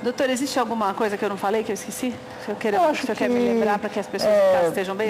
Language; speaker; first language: Portuguese; native; Portuguese